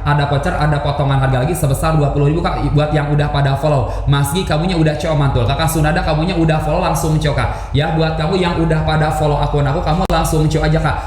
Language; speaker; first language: Indonesian; native; Indonesian